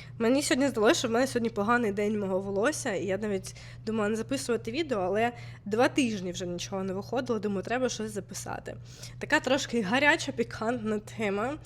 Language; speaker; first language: Ukrainian; non-native, local second language; Russian